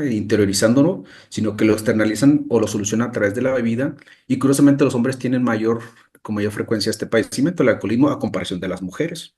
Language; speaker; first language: Spanish; native; Spanish